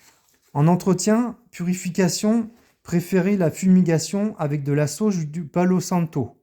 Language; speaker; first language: French; native; French